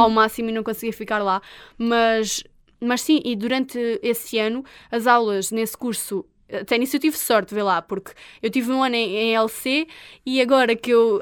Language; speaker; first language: Portuguese; native; Portuguese